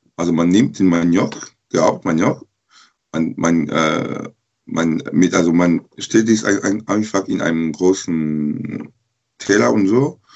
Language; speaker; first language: German; non-native, learner; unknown